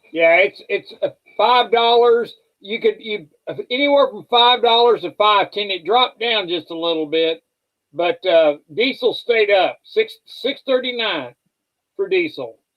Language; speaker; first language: English; native; English